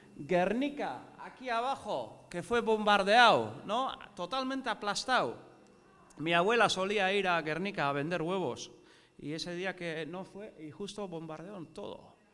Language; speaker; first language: Spanish; non-native, fluent; English